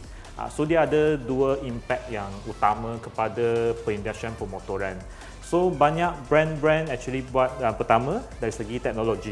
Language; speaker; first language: Malay; native; Malay